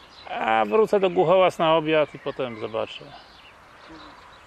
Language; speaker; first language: Polish; native; Polish